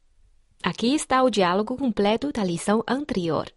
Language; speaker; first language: Portuguese; non-native, fluent; Chinese